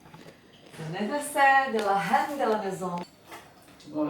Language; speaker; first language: French; non-native, learner; Portuguese